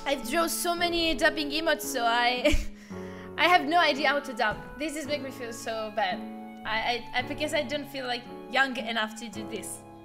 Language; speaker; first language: English; non-native, learner; Italian